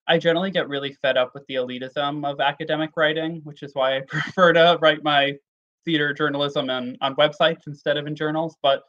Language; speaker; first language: English; native; English